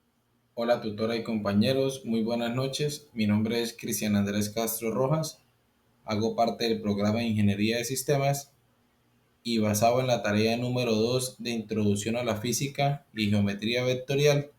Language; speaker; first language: Spanish; native; Spanish